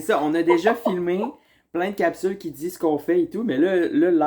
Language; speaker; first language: French; native; French